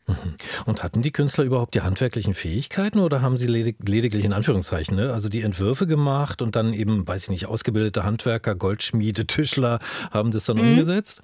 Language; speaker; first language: German; native; German